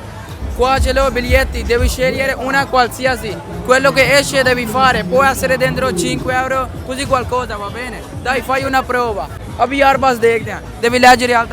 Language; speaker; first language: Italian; non-native, learner; Urdu